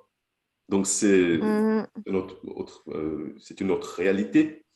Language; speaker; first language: French; non-native, fluent; Portuguese